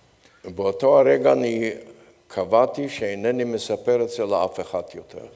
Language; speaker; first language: Hebrew; non-native, fluent; Polish